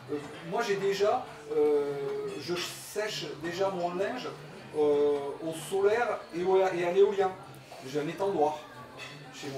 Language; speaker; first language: French; native; French